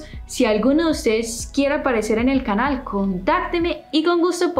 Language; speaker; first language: Spanish; native; Spanish